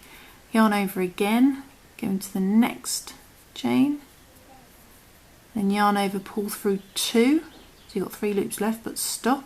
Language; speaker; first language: English; native; English